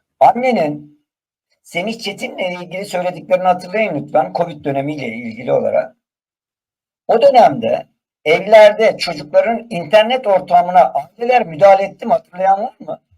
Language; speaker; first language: Turkish; native; Turkish